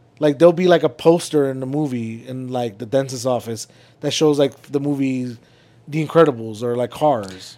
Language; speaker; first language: English; early bilingual, other home language; Spanish